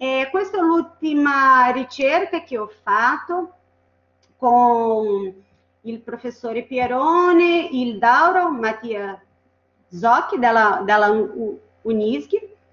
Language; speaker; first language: Italian; non-native, fluent; Portuguese